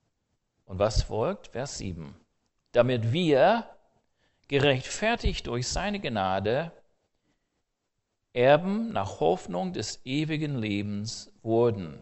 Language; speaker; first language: German; non-native, fluent; English